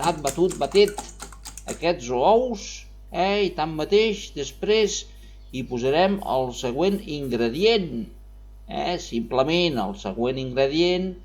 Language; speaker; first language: Catalan; non-native, local second language; Spanish